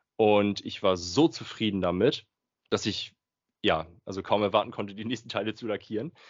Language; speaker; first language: German; native; German